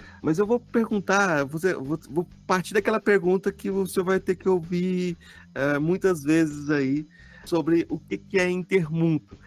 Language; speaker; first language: Portuguese; native; Portuguese